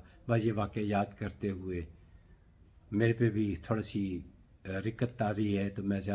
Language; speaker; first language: Urdu; native; Urdu